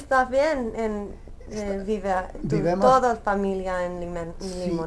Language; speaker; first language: Spanish; early bilingual, heritage; Spanish